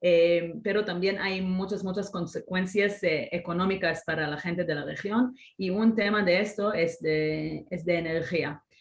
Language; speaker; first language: Spanish; non-native, fluent; Hebrew